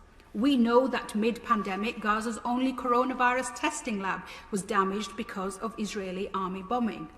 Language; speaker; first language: English; native; English